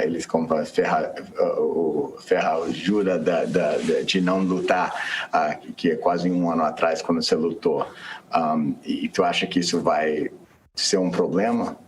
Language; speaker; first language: Portuguese; non-native, fluent; English